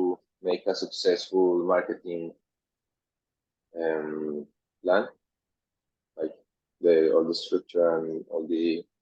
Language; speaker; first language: English; non-native, learner; Spanish